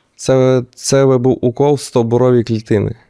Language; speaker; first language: Ukrainian; non-native, local second language; Russian